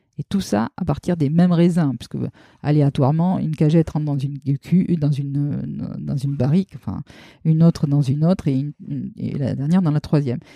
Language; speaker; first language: French; native; French